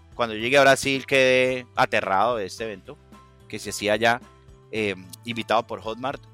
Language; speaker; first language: Spanish; native; Spanish